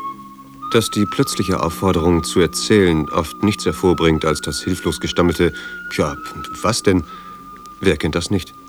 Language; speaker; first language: German; native; German